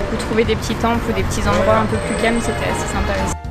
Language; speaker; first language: French; native; French